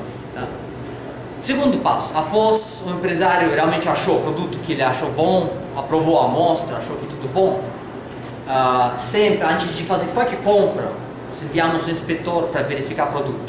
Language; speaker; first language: Portuguese; non-native, learner; Russian